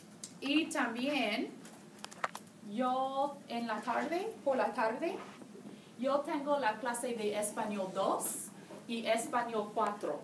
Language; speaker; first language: Spanish; non-native, learner; English